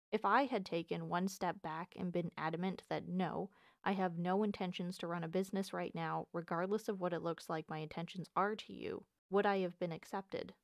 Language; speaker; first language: English; native; English